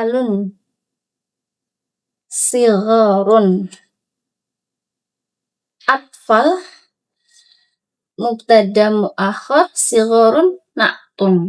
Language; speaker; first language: Arabic; non-native, learner; Indonesian